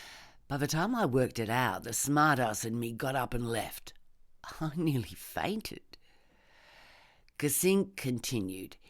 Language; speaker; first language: English; native; English